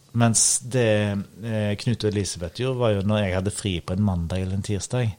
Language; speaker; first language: Norwegian; native; Norwegian